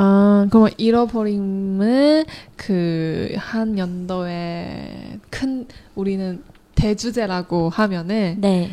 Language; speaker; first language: Korean; non-native, fluent; Chinese